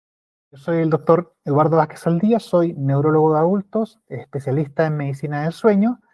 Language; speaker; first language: Spanish; native; Spanish